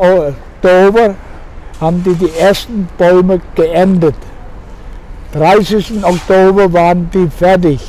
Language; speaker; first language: German; native; German